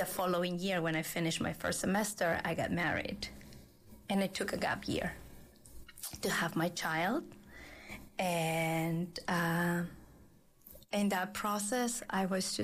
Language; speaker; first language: English; non-native, fluent; Spanish